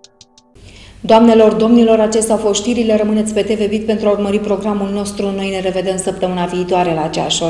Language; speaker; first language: Romanian; native; Romanian